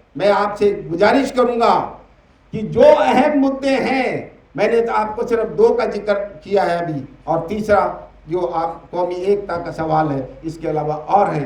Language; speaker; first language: Hindi; native; Hindi